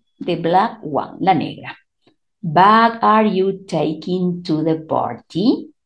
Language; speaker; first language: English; non-native, fluent; Spanish